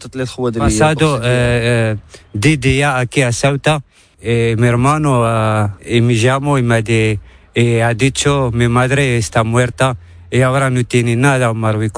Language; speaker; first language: Spanish; non-native, learner; Arabic